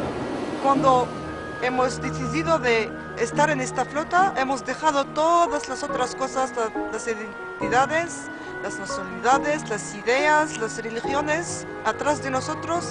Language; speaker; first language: Spanish; non-native, learner; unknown